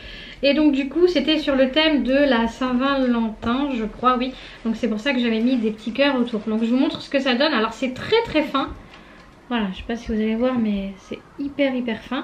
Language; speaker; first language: French; native; French